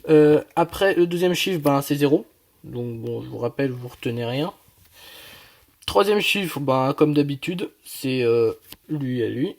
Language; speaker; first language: French; native; French